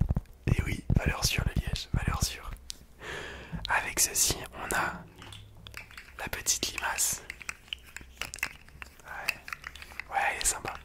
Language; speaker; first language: French; native; French